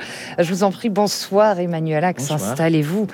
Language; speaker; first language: French; native; French